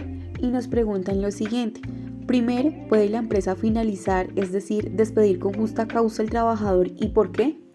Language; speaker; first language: Spanish; native; Spanish